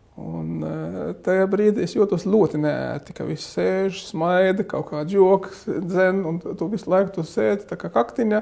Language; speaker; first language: Latvian; non-native, fluent; Arabic